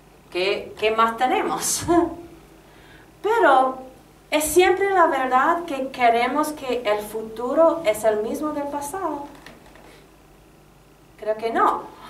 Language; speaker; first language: Spanish; non-native, learner; English